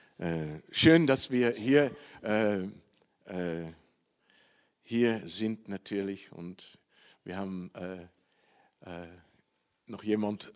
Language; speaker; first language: German; non-native, learner; Dutch